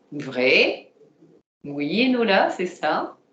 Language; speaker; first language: French; native; French